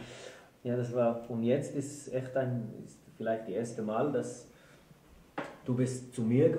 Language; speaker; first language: German; non-native, learner; Hebrew